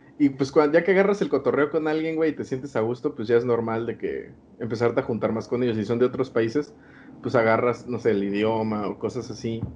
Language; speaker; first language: Spanish; native; Spanish